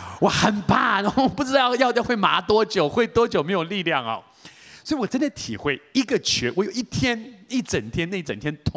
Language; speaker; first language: Chinese; native; Chinese